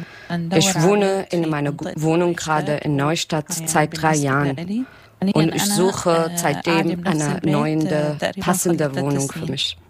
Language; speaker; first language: German; non-native, learner; Arabic